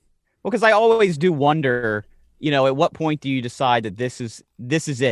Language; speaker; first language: English; native; English